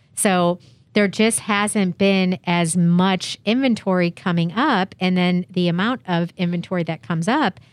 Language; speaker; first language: English; native; English